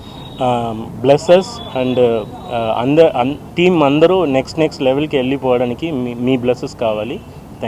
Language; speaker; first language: Telugu; non-native, fluent; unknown